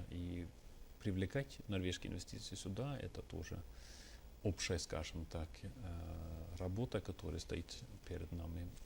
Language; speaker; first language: Russian; non-native, fluent; Norwegian